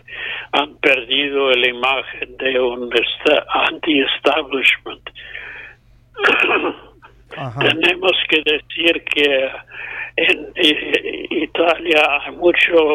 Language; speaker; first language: Spanish; non-native, fluent; English